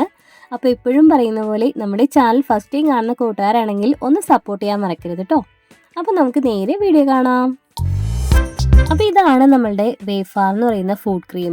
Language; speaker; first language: Malayalam; native; Malayalam